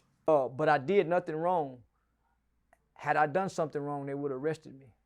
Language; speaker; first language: English; native; English